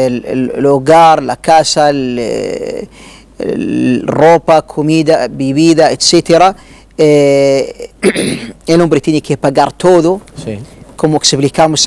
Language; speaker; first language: Spanish; non-native, learner; Arabic